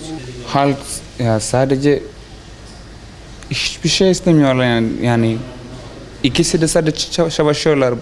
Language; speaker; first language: Turkish; non-native, learner; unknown